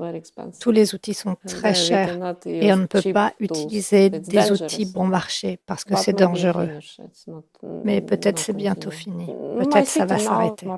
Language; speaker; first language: French; non-native, fluent; Ukrainian